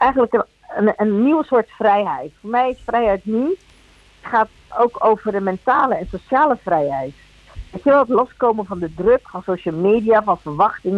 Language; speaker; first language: Dutch; early bilingual, other home language; Spanish